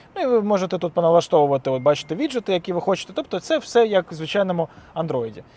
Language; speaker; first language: Ukrainian; non-native, local second language; Russian